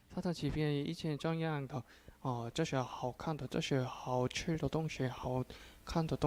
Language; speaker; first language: Chinese; non-native, learner; Korean